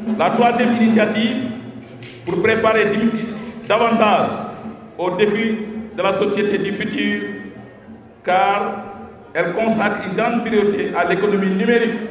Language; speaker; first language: French; non-native, local second language; Wolof